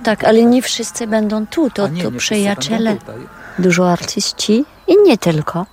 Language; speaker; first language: Polish; non-native, learner; French